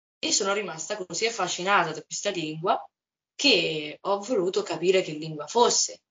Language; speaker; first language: Italian; native; Italian